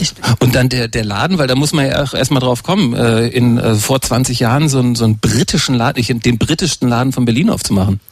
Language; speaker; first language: German; native; German